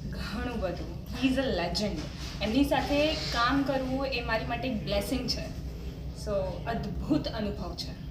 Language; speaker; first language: Gujarati; native; Gujarati